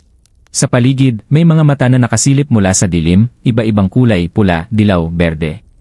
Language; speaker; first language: Filipino; native; Filipino